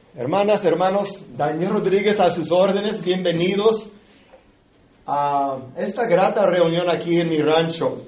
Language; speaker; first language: Spanish; early bilingual, heritage; English